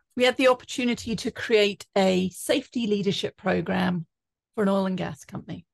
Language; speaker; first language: English; native; English